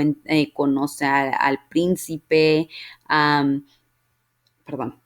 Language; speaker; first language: Spanish; early bilingual, heritage; Spanish